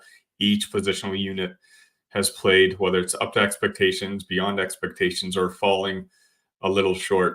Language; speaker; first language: English; native; English